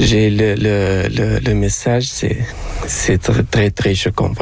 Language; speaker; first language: French; non-native, local second language; Arabic